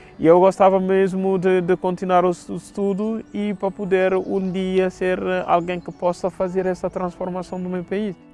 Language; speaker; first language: Portuguese; non-native, fluent; Fula